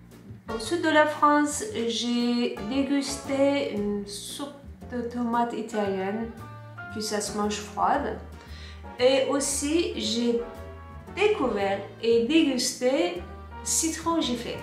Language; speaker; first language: French; non-native, fluent; Turkish